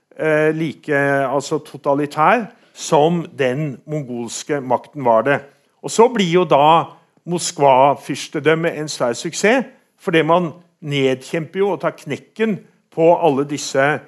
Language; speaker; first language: Norwegian; native; Norwegian